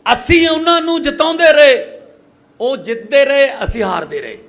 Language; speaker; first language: Hindi; non-native, local second language; Punjabi